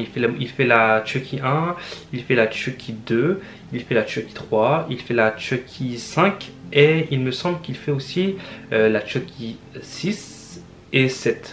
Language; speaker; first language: French; native; French